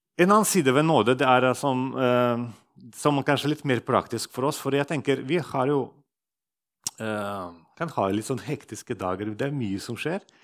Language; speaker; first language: Norwegian; non-native, fluent; Russian